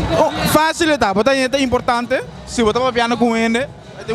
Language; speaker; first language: Portuguese; non-native, learner; Dutch